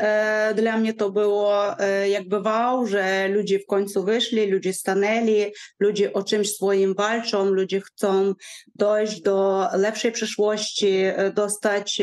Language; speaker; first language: Polish; non-native, fluent; Ukrainian